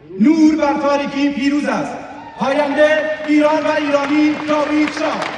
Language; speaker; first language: Persian; non-native, local second language; Kurdish